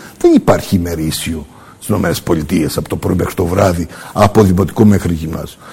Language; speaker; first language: Greek; early bilingual, heritage; Greek